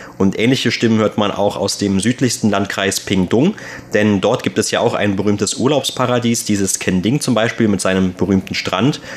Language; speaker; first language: German; native; German